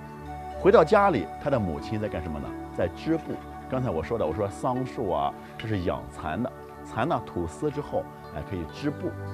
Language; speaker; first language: Chinese; native; Chinese